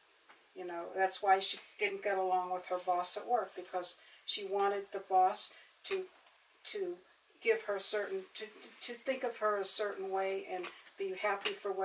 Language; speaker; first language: English; native; English